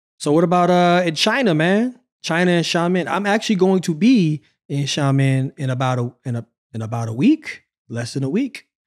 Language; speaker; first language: English; native; English